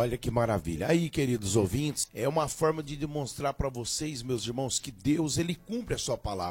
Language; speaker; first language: Portuguese; native; Portuguese